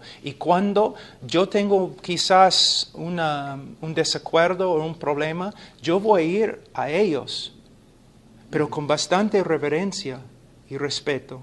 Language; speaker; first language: Spanish; non-native, fluent; English